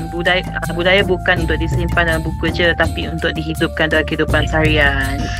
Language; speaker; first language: Malay; non-native, local second language; Iban